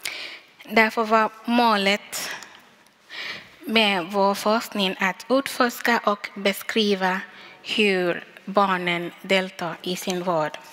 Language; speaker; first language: Swedish; non-native, fluent; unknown